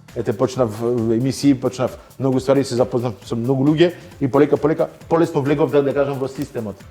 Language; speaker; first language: Macedonian; non-native, fluent; Dutch